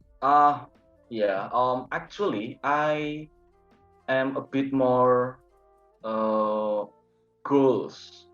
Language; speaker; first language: English; non-native, learner; Indonesian